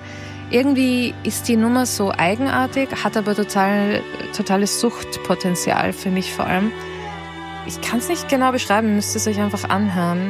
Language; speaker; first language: German; native; German